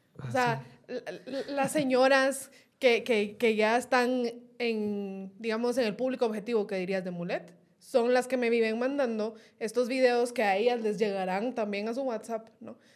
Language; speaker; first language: Spanish; native; Spanish